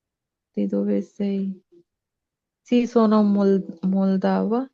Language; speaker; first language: Italian; non-native, learner; Punjabi